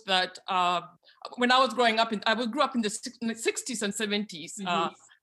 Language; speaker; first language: English; non-native, local second language; Luyia